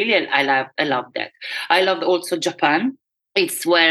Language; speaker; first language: English; non-native, fluent; Italian